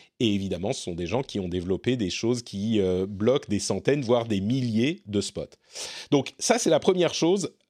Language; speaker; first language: French; native; French